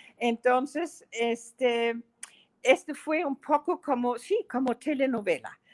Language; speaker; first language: Spanish; non-native, fluent; German